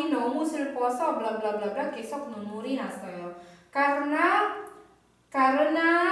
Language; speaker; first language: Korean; non-native, fluent; Indonesian